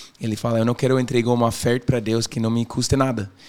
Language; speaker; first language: Portuguese; non-native, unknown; English